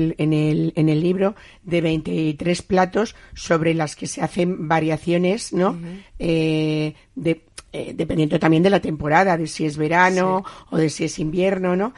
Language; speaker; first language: Spanish; native; Spanish